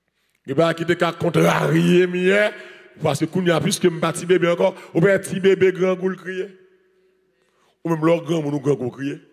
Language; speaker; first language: French; non-native, learner; Haitian Creole